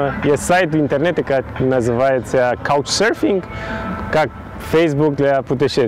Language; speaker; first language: Russian; non-native, learner; Romanian